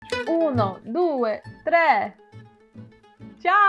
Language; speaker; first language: Italian; non-native, learner; English